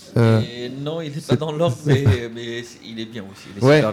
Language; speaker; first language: French; non-native, fluent; Central Kurdish